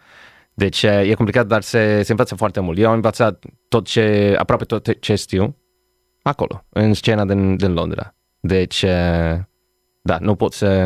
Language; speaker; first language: Romanian; non-native, learner; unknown